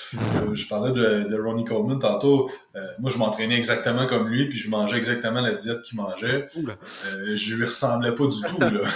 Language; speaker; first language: French; native; French